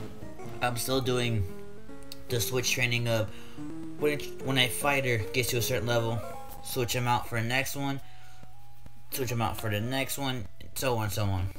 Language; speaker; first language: English; native; English